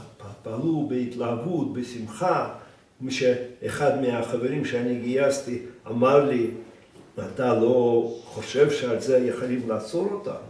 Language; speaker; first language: Hebrew; non-native, fluent; Russian